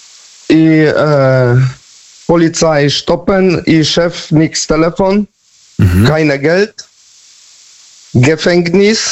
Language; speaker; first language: German; non-native, learner; Polish